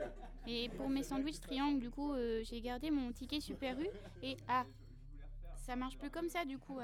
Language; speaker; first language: French; native; French